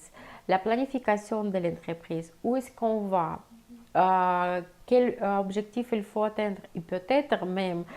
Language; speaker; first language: French; non-native, fluent; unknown